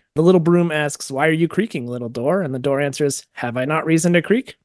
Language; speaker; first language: English; native; English